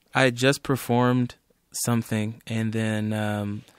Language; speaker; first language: English; native; English